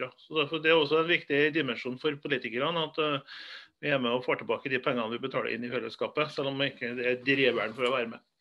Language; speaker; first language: Norwegian; native; Norwegian